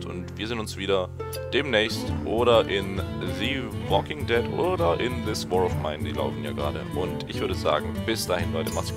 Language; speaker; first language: German; native; German